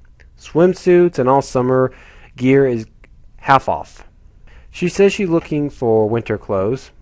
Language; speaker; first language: English; native; English